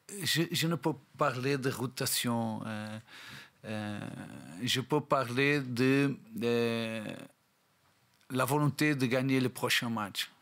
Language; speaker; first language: French; non-native, learner; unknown